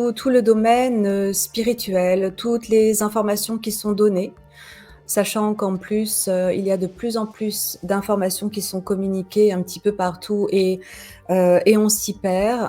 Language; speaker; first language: French; native; French